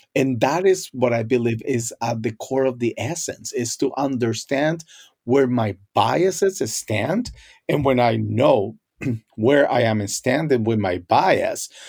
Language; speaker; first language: English; non-native, fluent; Spanish